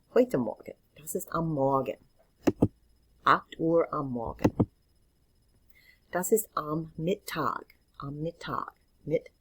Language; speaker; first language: German; non-native, fluent; English